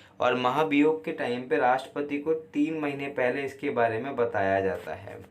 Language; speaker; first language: Hindi; native; Hindi